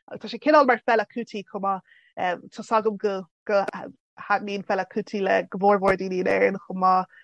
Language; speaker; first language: Irish; early bilingual, other home language; English